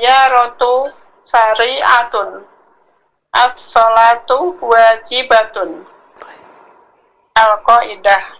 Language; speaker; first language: Arabic; non-native, learner; Indonesian